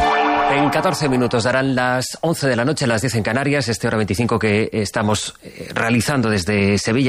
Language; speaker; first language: Spanish; native; Spanish